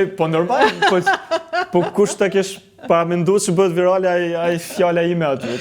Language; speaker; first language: Albanian; early bilingual, heritage; Albanian